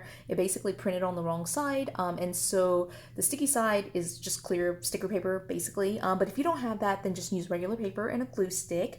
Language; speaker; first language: English; native; English